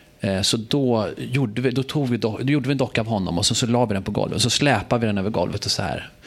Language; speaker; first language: Swedish; native; Swedish